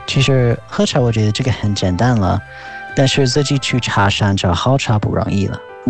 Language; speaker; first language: Chinese; non-native, fluent; English